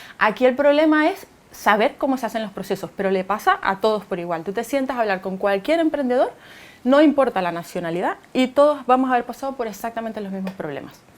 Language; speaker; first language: Spanish; native; Spanish